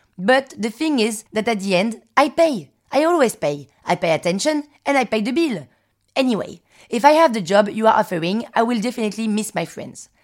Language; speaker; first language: English; early bilingual, other home language; French